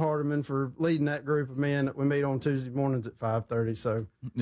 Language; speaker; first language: English; native; English